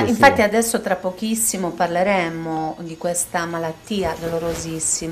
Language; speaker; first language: Italian; native; Italian